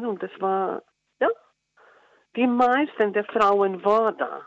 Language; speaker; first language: German; non-native, learner; Icelandic